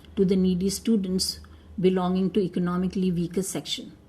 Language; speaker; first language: English; non-native, local second language; Hindi